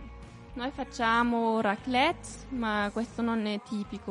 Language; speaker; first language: Italian; non-native, learner; German